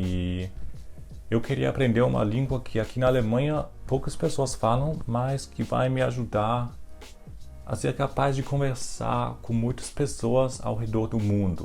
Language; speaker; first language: Portuguese; non-native, fluent; German